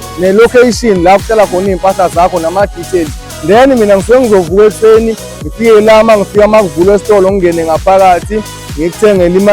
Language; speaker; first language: Zulu; native; Zulu